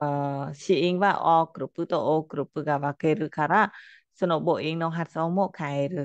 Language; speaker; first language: Japanese; non-native, fluent; Khmer